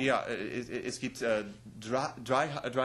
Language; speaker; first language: German; non-native, learner; English